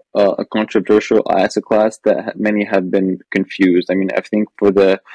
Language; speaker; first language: English; non-native, fluent; Arabic